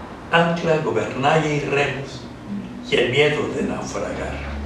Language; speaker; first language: Spanish; early bilingual, heritage; Spanish